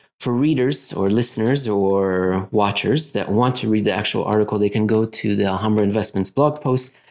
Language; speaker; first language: English; native; English